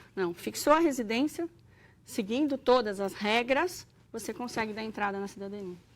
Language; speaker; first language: Portuguese; native; Portuguese